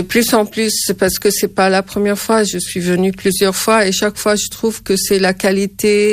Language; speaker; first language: French; non-native, fluent; Arabic